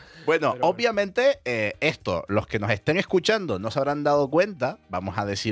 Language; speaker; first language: Spanish; native; Spanish